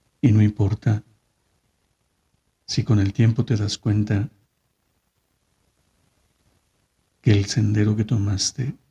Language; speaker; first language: Spanish; native; Spanish